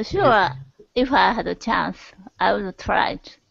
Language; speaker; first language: English; non-native, learner; Japanese